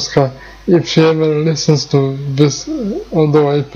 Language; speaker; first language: English; non-native, fluent; Polish